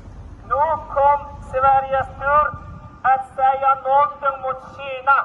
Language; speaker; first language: Swedish; non-native, learner; Uyghur